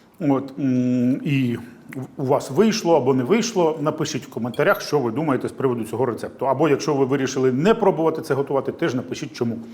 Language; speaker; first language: Ukrainian; native; Ukrainian